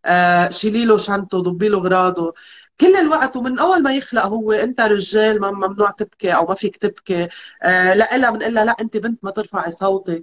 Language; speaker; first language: Arabic; native; Arabic